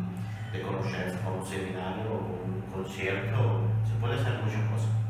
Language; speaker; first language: Spanish; non-native, learner; Italian